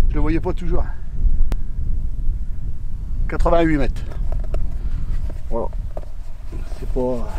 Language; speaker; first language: French; native; French